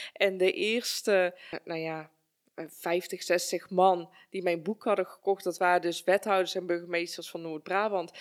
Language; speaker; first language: Dutch; early bilingual, other home language; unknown